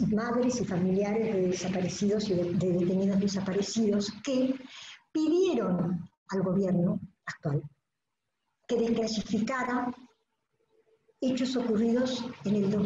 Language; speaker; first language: Spanish; native; Spanish